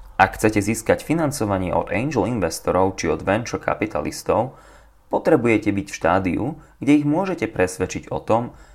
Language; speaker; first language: English; non-native, fluent; Slovak